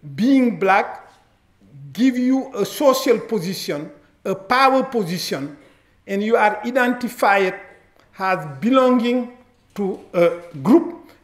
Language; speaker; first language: English; non-native, fluent; Wolof